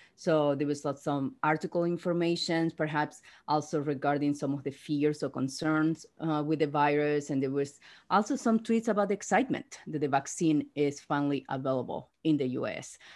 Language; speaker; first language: English; non-native, fluent; Spanish